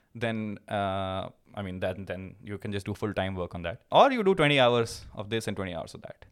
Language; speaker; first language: English; non-native, local second language; Hindi